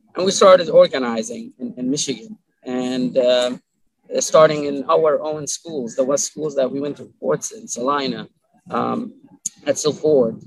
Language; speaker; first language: English; early bilingual, other home language; Arabic